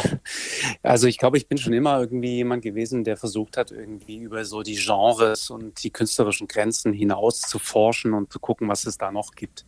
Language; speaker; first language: German; native; German